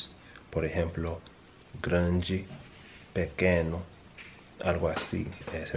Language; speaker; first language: Spanish; early bilingual, heritage; Spanish